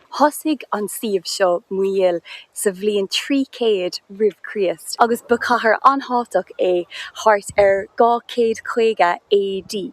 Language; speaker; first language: Irish; non-native, local second language; English